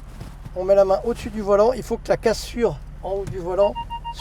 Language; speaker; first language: French; native; French